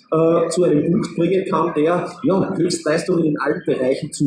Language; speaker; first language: German; native; German